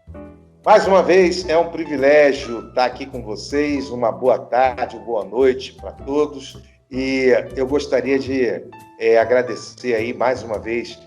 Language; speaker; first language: Portuguese; native; Portuguese